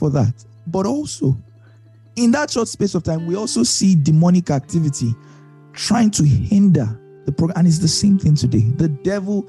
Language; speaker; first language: English; native; English